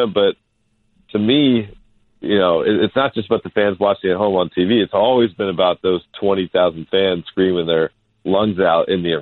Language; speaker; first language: English; native; English